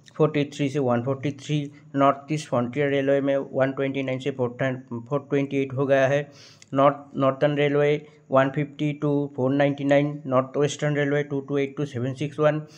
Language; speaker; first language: Hindi; non-native, local second language; Bangla